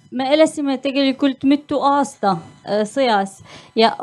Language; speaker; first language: Estonian; non-native, learner; Arabic